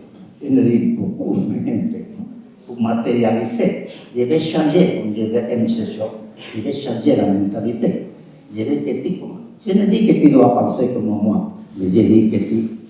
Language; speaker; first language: French; non-native, fluent; Spanish